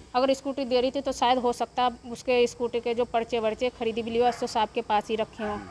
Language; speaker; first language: Hindi; native; Hindi